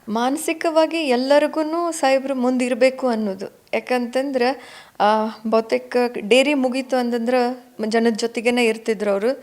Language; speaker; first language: Kannada; native; Kannada